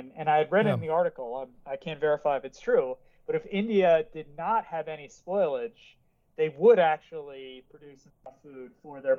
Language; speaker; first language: English; native; English